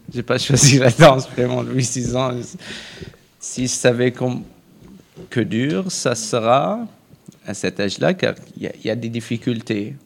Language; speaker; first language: French; non-native, local second language; Arabic